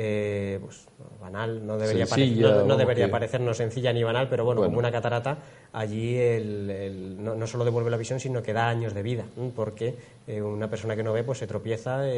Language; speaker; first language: Spanish; native; Spanish